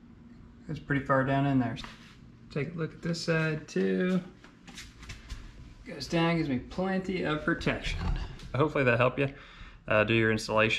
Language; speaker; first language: English; native; English